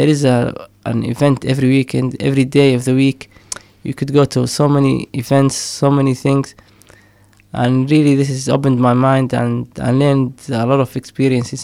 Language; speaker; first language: English; non-native, fluent; Somali